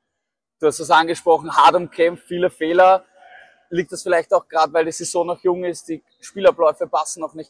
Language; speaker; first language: German; native; German